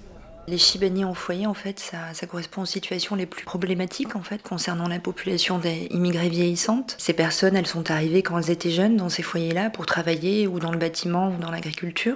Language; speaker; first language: French; native; French